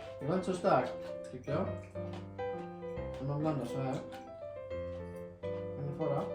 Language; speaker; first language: Swedish; non-native, learner; Thai